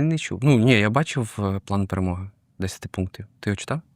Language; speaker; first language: Ukrainian; native; Ukrainian